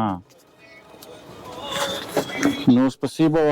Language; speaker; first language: Russian; non-native, learner; Lithuanian